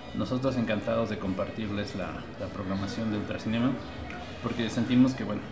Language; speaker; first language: Spanish; native; Spanish